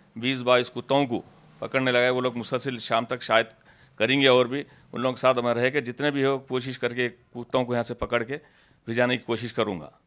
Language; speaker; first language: Hindi; non-native, local second language; Urdu